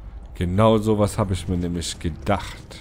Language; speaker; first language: German; native; German